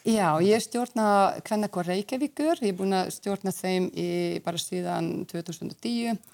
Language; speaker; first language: Icelandic; non-native, fluent; Hungarian